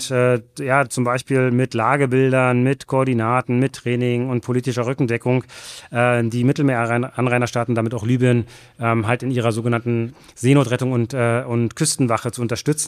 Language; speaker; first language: German; native; German